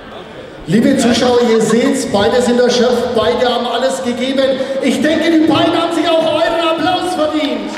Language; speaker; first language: German; native; German